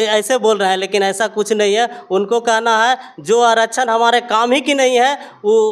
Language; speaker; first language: Hindi; native; Hindi